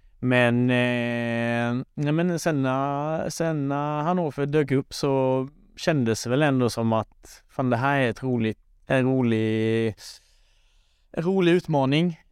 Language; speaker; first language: Swedish; native; Swedish